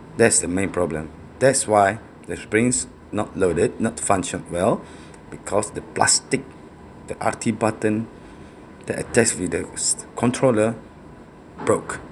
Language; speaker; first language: English; non-native, local second language; Malay